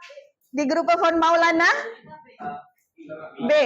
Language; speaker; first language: German; non-native, fluent; Indonesian